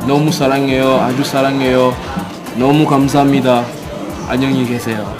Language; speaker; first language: Korean; non-native, learner; Lingala